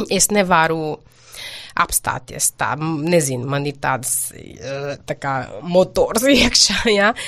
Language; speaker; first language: Latvian; non-native, fluent; Portuguese